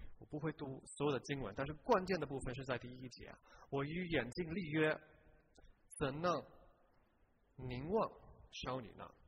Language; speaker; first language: Chinese; non-native, fluent; English